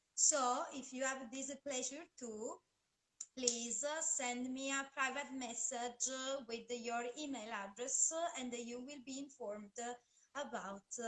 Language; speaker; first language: English; non-native, fluent; Italian